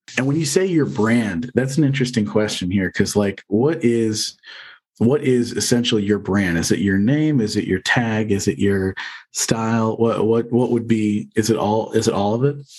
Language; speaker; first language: English; native; English